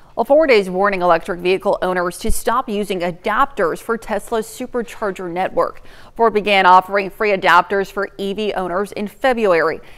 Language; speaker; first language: English; native; English